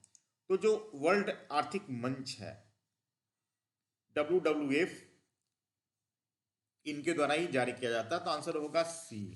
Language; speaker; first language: Hindi; native; Hindi